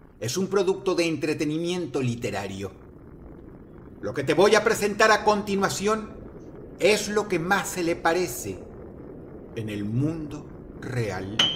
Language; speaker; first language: Spanish; native; Spanish